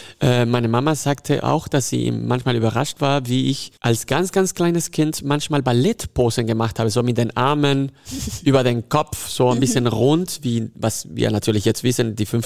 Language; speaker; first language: German; non-native, fluent; Spanish